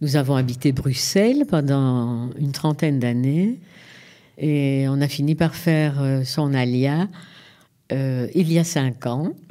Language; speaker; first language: French; native; French